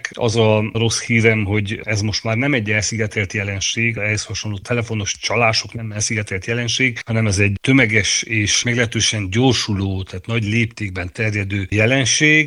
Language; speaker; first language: Hungarian; native; Hungarian